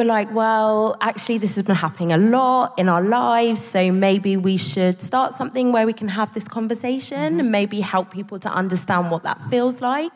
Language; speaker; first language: English; native; English